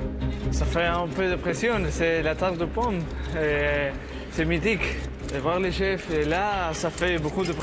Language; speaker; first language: French; non-native, learner; Spanish